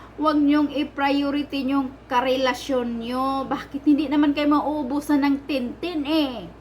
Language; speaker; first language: Filipino; non-native, local second language; Cebuano